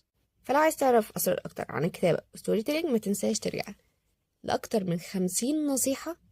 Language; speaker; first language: Arabic; native; Arabic